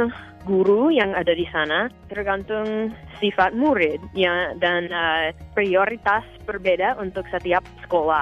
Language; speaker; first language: Indonesian; non-native, fluent; English